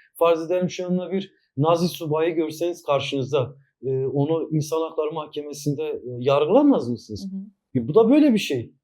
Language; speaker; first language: Turkish; non-native, local second language; Kurdish